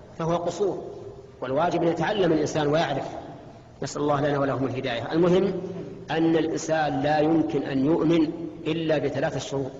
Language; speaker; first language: Arabic; native; Arabic